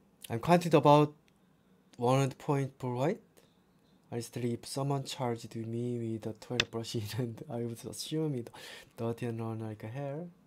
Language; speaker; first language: English; non-native, learner; Korean